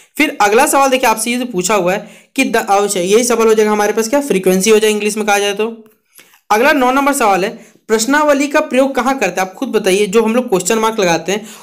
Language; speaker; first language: Hindi; native; Hindi